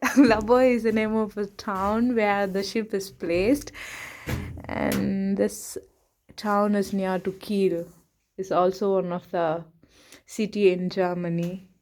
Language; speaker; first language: English; non-native, local second language; Tamil